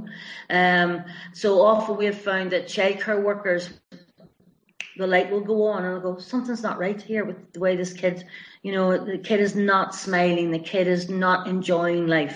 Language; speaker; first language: English; native; English